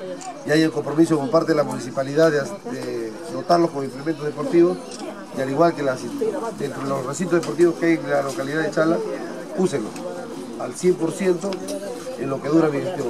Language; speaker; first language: Spanish; native; Spanish